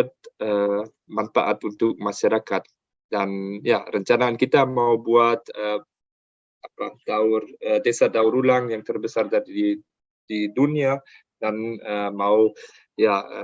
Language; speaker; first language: Indonesian; non-native, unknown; German